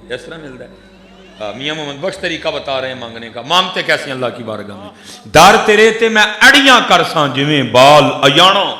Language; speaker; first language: Urdu; non-native, local second language; Punjabi